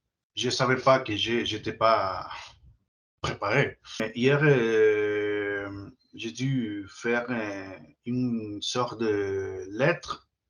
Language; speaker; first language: French; non-native, fluent; Spanish